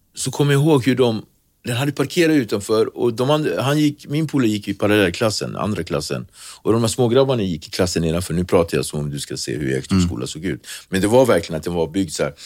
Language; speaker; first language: Swedish; early bilingual, other home language; Kabuverdianu